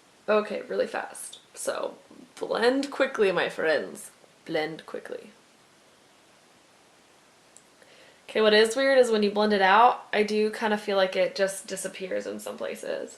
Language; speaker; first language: English; native; English